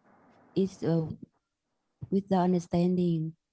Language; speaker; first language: English; non-native, learner; Vietnamese